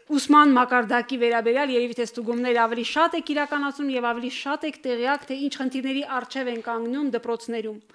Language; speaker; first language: Armenian; native; Armenian